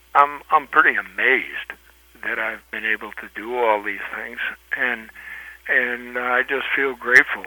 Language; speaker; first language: English; early bilingual, other home language; Spanish